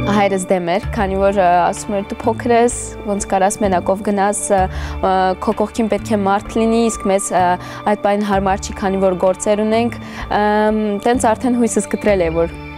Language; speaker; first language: Armenian; early bilingual, heritage; Armenian